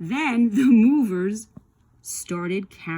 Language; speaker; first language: English; native; English